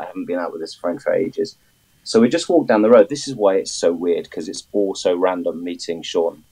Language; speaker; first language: English; native; English